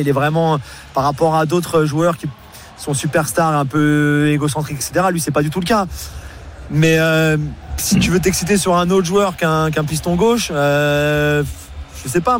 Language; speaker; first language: French; non-native, fluent; English